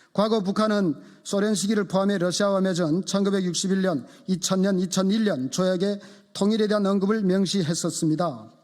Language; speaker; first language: Korean; native; Korean